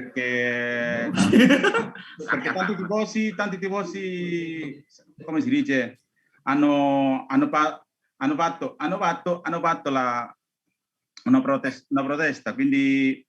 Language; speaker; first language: Italian; non-native, learner; Indonesian